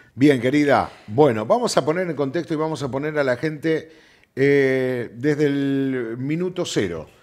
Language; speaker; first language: Spanish; native; Spanish